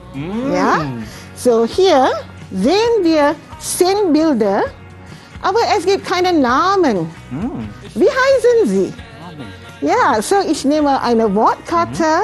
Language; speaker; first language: German; non-native, fluent; Malay